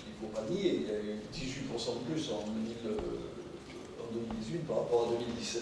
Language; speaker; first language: French; native; French